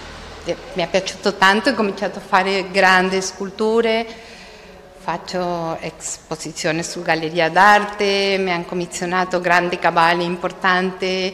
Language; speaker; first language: Italian; non-native, learner; Spanish